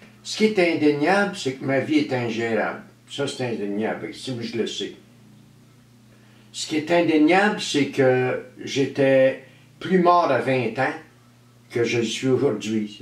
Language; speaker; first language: French; native; French